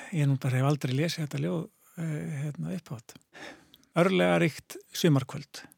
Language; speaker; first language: Icelandic; native; Icelandic